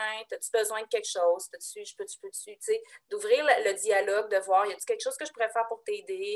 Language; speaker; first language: French; native; French